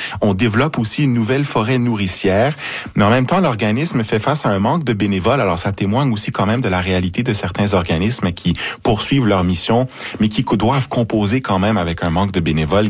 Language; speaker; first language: French; native; French